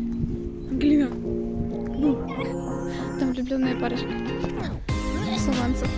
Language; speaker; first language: Polish; non-native, learner; Russian